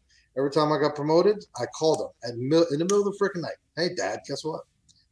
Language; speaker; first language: English; non-native, fluent; German